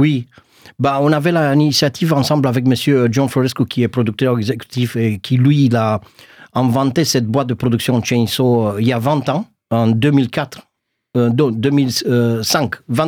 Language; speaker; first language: French; non-native, fluent; Romanian